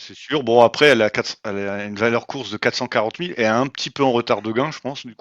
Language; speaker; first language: French; native; French